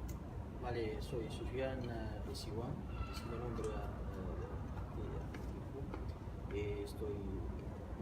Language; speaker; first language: Spanish; non-native, learner; Riffian